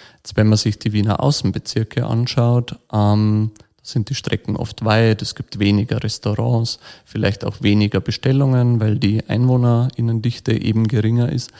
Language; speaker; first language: German; native; German